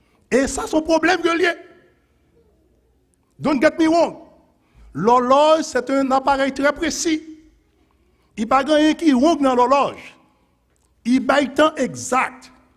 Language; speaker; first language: French; native; French